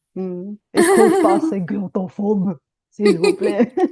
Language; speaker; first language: French; non-native, fluent; Bulgarian